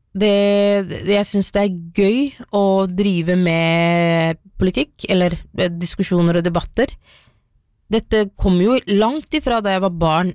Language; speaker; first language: Norwegian; early bilingual, other home language; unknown